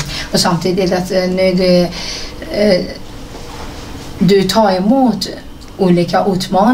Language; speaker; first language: Swedish; non-native, fluent; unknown